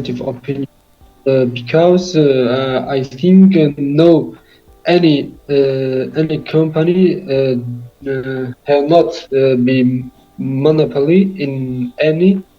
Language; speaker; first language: English; non-native, learner; Tajik